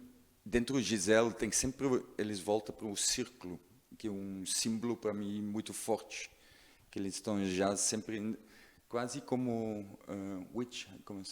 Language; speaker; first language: Portuguese; non-native, learner; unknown